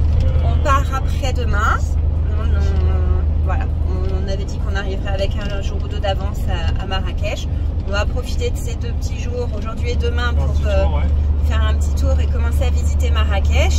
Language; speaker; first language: French; native; French